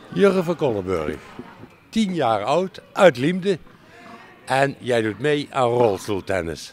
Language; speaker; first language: Dutch; native; Dutch